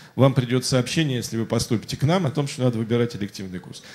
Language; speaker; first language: Russian; native; Russian